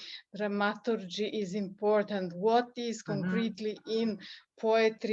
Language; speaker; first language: English; non-native, fluent; Serbian